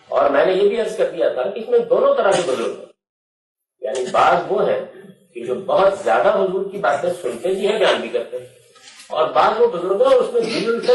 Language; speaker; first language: Urdu; non-native, local second language; Punjabi